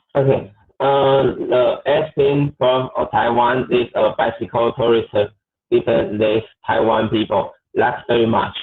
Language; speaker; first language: English; non-native, learner; Chinese